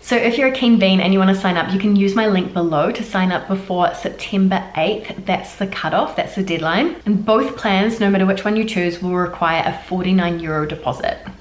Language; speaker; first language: English; native; English